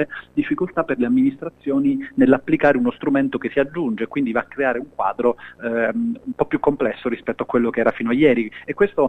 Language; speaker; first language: Italian; native; Italian